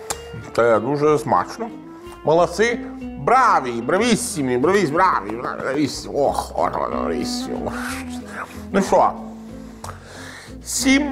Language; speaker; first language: Ukrainian; non-native, learner; Italian